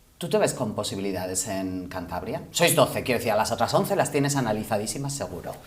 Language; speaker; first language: Spanish; native; Spanish